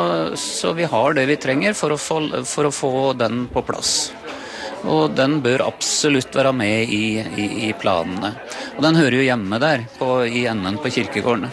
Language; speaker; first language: Norwegian; native; Norwegian